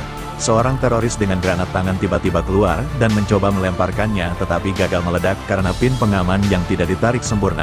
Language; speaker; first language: Indonesian; native; Indonesian